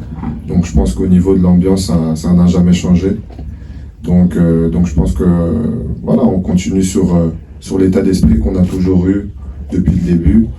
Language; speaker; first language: French; native; French